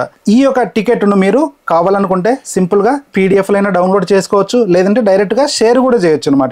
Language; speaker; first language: Telugu; native; Telugu